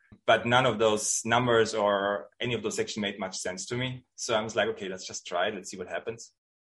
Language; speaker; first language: English; non-native, fluent; German